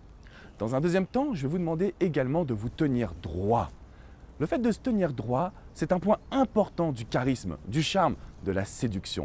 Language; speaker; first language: French; native; French